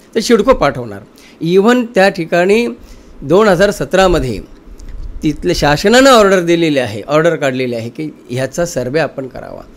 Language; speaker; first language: Marathi; native; Marathi